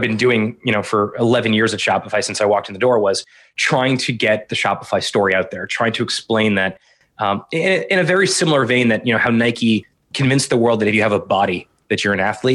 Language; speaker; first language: English; native; English